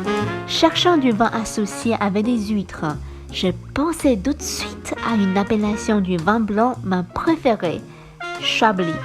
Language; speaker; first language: French; non-native, fluent; Chinese